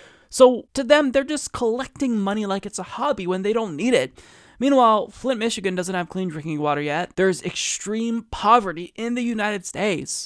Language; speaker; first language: English; native; English